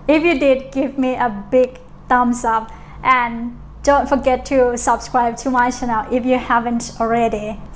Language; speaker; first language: English; non-native, fluent; Thai